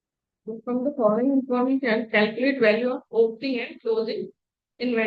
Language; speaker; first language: English; non-native, local second language; Hindi